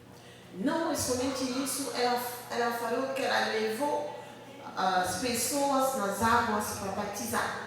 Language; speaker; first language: Portuguese; non-native, learner; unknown